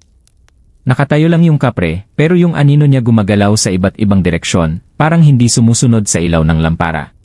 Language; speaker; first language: Filipino; native; Filipino